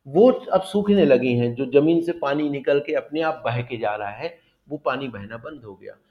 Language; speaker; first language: Hindi; native; Hindi